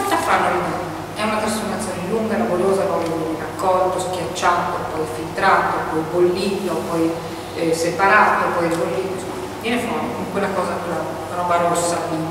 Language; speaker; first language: Italian; native; Italian